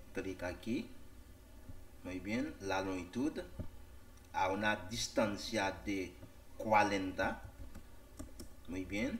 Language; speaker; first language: Spanish; non-native, learner; Haitian Creole